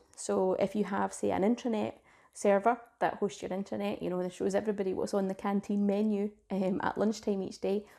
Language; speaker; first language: English; native; English